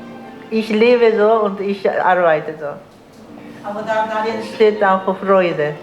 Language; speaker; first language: German; non-native, fluent; Korean